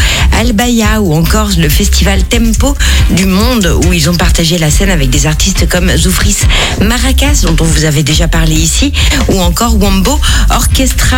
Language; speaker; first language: French; native; French